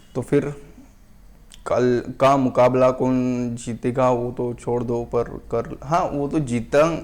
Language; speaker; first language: Hindi; non-native, local second language; Marathi